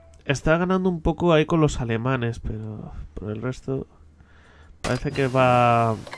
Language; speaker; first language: Spanish; native; Spanish